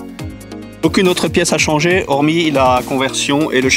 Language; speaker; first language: French; native; French